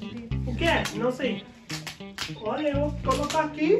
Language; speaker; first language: Portuguese; non-native, learner; Hindi